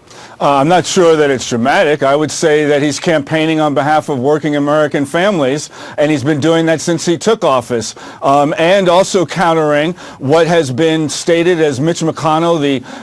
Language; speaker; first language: English; native; English